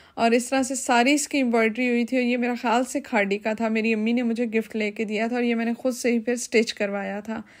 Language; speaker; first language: Urdu; native; Urdu